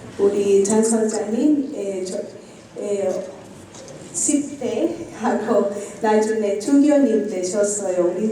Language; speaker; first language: Korean; non-native, learner; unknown